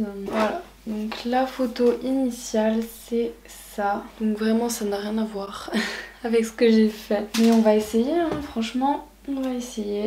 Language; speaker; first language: French; native; French